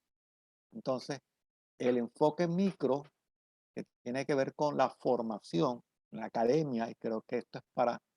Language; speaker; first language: Spanish; native; Spanish